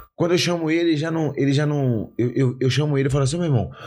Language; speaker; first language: Portuguese; native; Portuguese